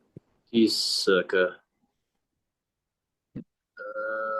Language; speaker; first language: Chinese; non-native, learner; Indonesian